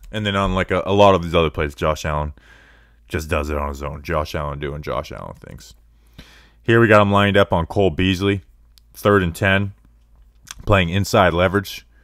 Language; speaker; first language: English; native; English